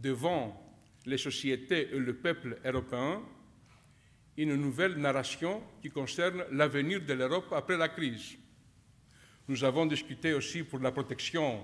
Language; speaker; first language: French; non-native, fluent; Greek